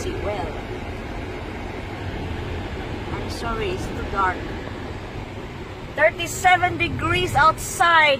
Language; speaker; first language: English; non-native, local second language; Cebuano